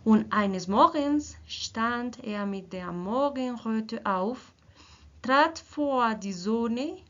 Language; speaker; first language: German; non-native, learner; Spanish